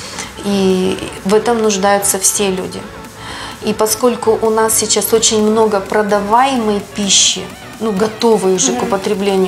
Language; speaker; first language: Russian; native; Russian